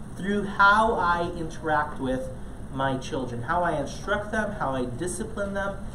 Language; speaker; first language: English; native; English